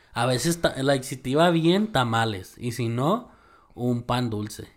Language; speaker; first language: Spanish; early bilingual, heritage; Spanish